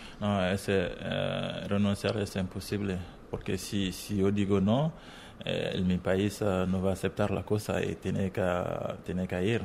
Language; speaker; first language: Spanish; non-native, learner; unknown